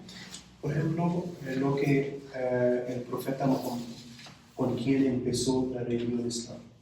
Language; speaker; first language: Spanish; non-native, fluent; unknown